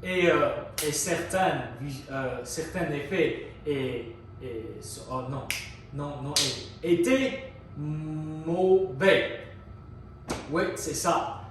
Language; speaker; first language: French; non-native, learner; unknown